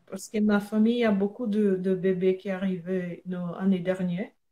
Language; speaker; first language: French; non-native, learner; Portuguese